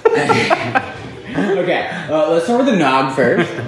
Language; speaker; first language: English; native; English